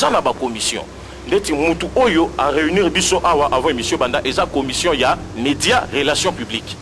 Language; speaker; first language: French; non-native, local second language; Lingala